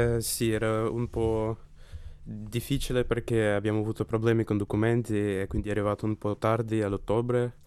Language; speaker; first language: Italian; non-native, learner; Ukrainian